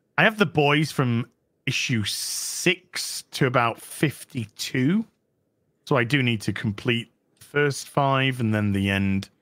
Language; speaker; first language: English; native; English